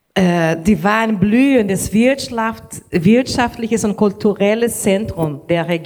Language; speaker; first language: German; non-native, learner; Portuguese